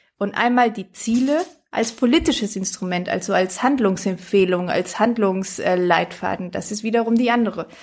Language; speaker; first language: German; early bilingual, other home language; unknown